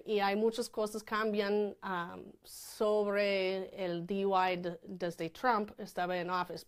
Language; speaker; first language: Spanish; non-native, fluent; English